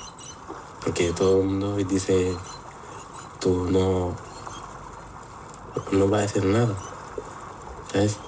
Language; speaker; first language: Spanish; non-native, learner; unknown